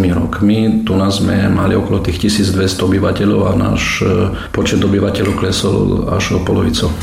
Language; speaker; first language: Slovak; early bilingual, heritage; Slovak